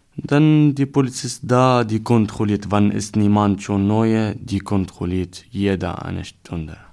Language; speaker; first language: German; non-native, learner; Arabic